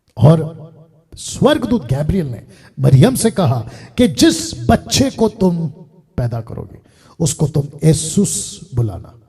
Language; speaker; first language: Hindi; non-native, local second language; Telugu